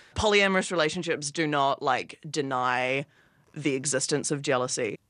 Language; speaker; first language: English; native; English